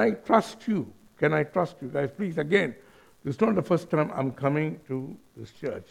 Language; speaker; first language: English; non-native, local second language; Tamil